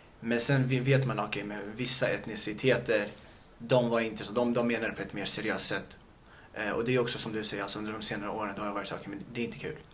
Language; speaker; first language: Swedish; early bilingual, other home language; Kurdish